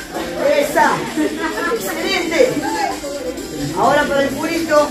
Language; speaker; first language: Spanish; native; Spanish